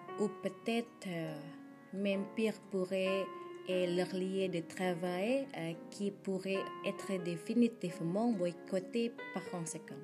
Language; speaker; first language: French; non-native, learner; Indonesian